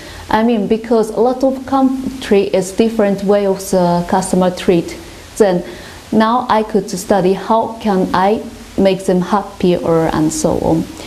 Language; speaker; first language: English; non-native, learner; Japanese